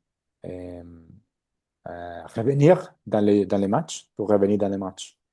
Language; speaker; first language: French; non-native, learner; Spanish